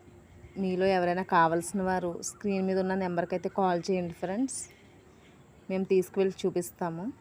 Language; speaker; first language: Telugu; native; Telugu